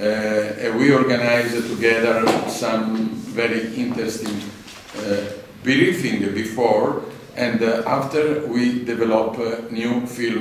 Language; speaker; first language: English; non-native, learner; Italian